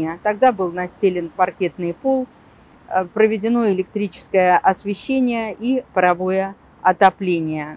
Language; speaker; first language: Russian; native; Russian